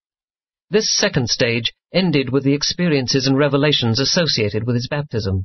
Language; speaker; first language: English; native; English